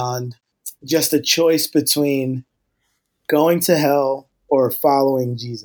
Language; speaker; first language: English; native; English